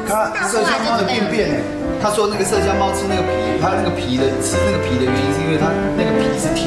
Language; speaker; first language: Chinese; native; Chinese